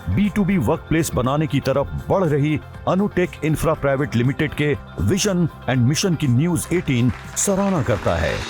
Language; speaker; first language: Hindi; native; Hindi